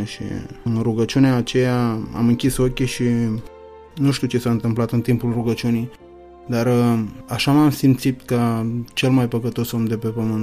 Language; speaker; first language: Romanian; native; Romanian